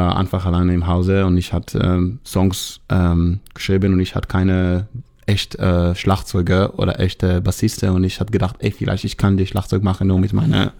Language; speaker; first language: German; non-native, learner; Hebrew